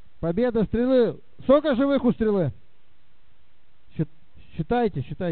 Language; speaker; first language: Russian; native; Russian